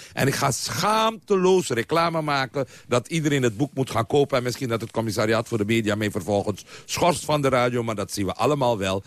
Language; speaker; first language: Dutch; native; Dutch